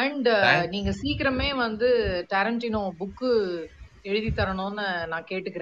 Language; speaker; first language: Tamil; native; Tamil